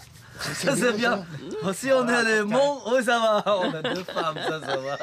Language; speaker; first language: French; non-native, local second language; Lao